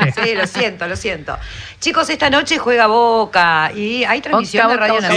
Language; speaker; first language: Spanish; native; Spanish